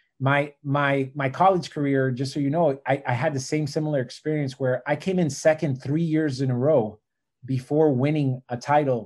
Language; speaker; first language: English; native; English